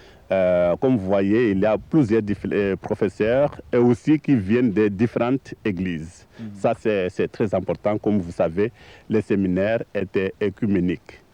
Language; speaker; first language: French; non-native, fluent; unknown